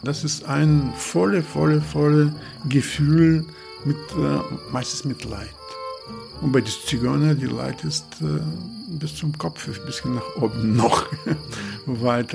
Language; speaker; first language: German; non-native, fluent; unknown